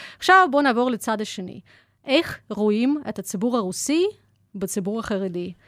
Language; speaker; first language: Hebrew; early bilingual, other home language; Russian